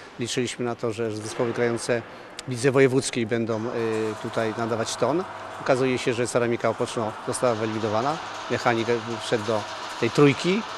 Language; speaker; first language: Polish; native; Polish